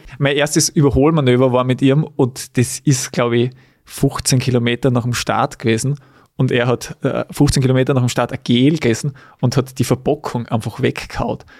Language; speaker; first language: German; native; German